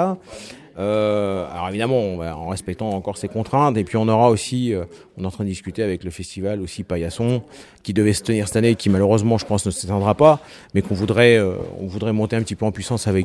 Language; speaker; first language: French; native; French